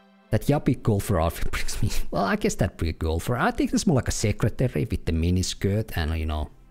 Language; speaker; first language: English; non-native, fluent; Finnish